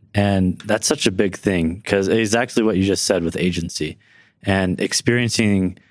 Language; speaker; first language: English; native; English